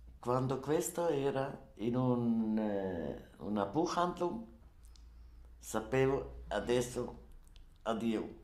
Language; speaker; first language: Italian; non-native, learner; German